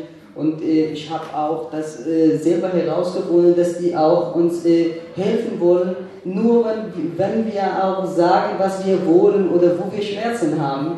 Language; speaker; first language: German; non-native, fluent; Kurdish